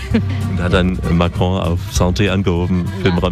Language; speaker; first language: German; native; German